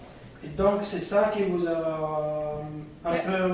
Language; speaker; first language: French; non-native, fluent; Italian